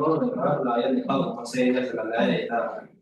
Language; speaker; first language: Spanish; native; Spanish